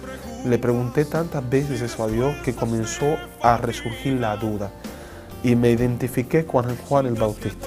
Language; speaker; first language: Spanish; native; Spanish